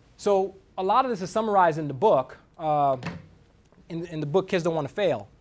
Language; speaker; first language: English; native; English